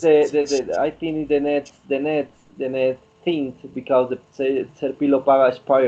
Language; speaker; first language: English; non-native, learner; Spanish